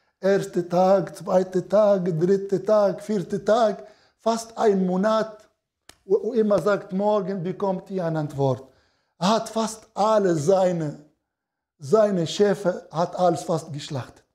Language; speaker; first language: German; non-native, learner; Arabic